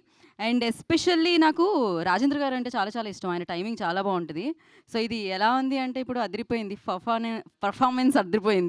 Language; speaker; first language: Telugu; native; Telugu